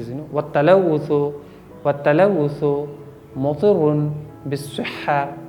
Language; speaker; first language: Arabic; non-native, fluent; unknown